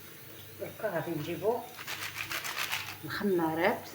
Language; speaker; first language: Arabic; native; Arabic